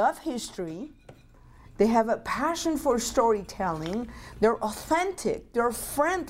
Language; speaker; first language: English; non-native, fluent; Spanish